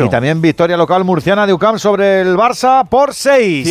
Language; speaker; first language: Spanish; native; Spanish